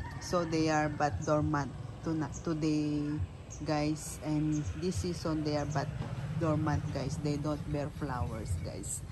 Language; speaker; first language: English; non-native, local second language; Filipino